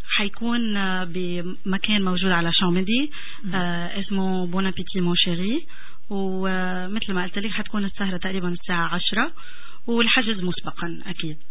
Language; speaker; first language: Arabic; early bilingual, other home language; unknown